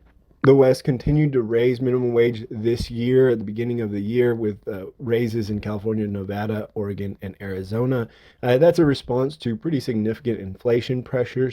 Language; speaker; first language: English; native; English